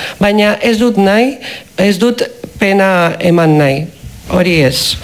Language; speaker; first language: Basque; non-native, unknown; Russian